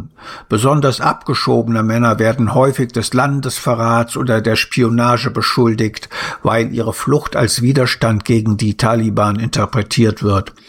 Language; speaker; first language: German; native; German